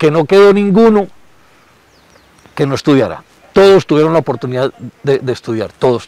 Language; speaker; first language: Spanish; native; Spanish